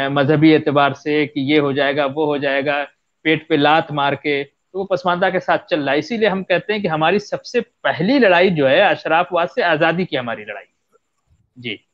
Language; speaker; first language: Hindi; non-native, local second language; Bhojpuri